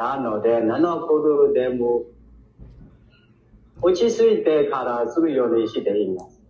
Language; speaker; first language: Japanese; non-native, learner; Nepali